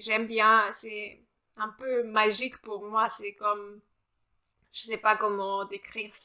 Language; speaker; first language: French; non-native, fluent; Italian